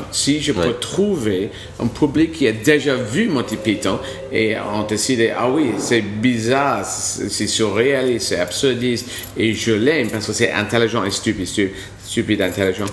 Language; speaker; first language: French; non-native, learner; English